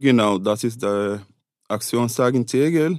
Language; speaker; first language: German; non-native, fluent; Arabic